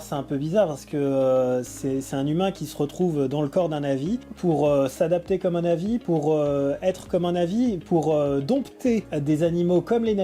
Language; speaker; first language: French; native; French